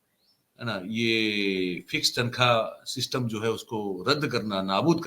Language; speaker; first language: Hindi; non-native, local second language; Gujarati